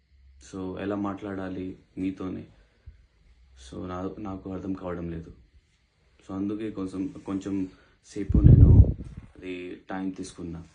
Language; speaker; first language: Telugu; non-native, learner; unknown